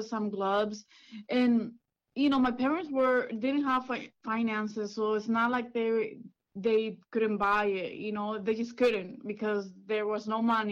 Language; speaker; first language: English; early bilingual, other home language; Spanish